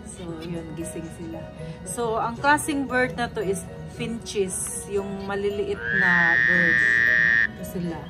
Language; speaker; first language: Filipino; non-native, local second language; Cebuano